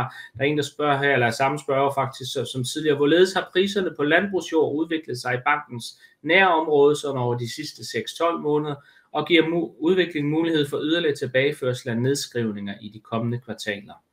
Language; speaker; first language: Danish; native; Danish